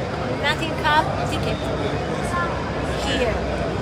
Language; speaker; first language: English; non-native, learner; Spanish